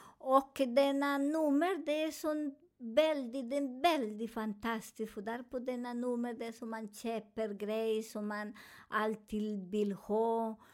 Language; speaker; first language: Swedish; non-native, learner; Spanish